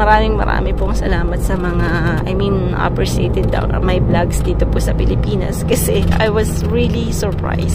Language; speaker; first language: Filipino; native; Filipino